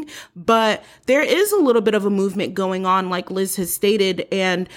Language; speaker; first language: English; early bilingual, other home language; Haitian Creole